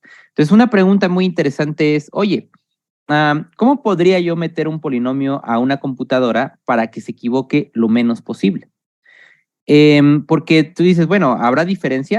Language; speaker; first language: Spanish; native; Spanish